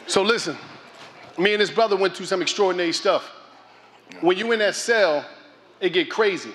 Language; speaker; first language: English; native; English